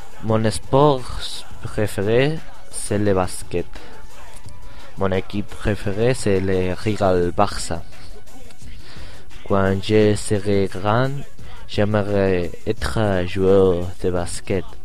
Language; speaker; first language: French; non-native, learner; Spanish